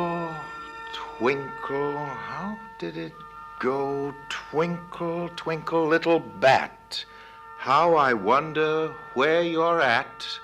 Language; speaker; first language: English; native; English